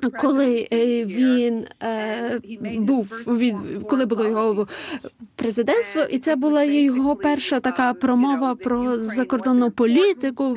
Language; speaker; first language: Ukrainian; non-native, fluent; English